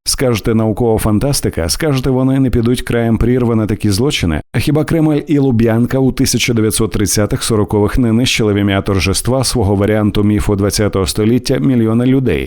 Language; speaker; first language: Ukrainian; native; Ukrainian